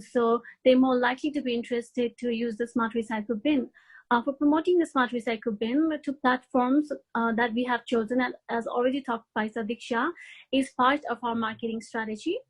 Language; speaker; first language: English; non-native, fluent; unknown